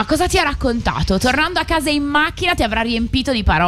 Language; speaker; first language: Italian; native; Italian